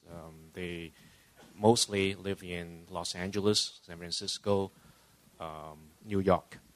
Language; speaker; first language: English; non-native, local second language; Cantonese